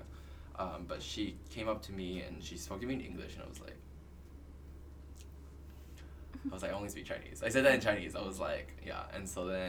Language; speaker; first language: English; early bilingual, other home language; Cantonese